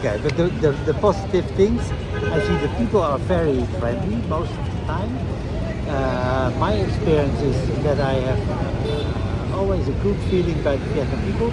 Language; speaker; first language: English; non-native, learner; Dutch